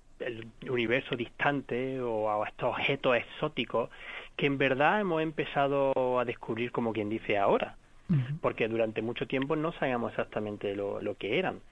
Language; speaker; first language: Spanish; native; Spanish